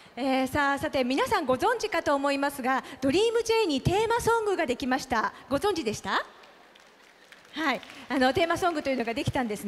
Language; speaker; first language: Japanese; native; Japanese